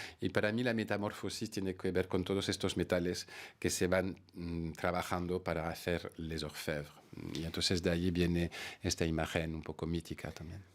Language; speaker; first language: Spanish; non-native, fluent; French